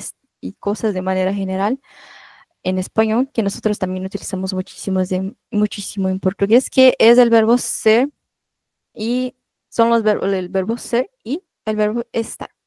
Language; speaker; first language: Spanish; non-native, fluent; Portuguese